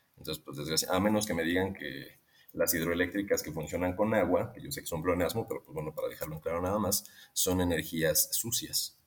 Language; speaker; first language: Spanish; native; Spanish